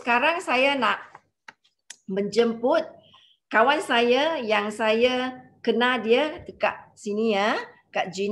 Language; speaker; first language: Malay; non-native, local second language; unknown